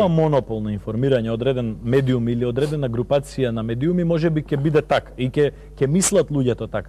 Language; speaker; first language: Macedonian; native; Macedonian